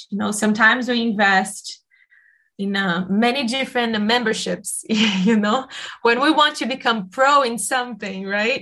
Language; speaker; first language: English; non-native, fluent; Portuguese